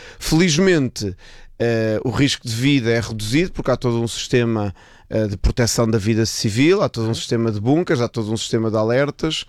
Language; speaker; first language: Portuguese; early bilingual, other home language; Spanish